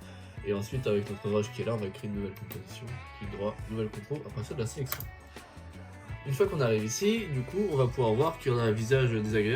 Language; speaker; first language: French; native; French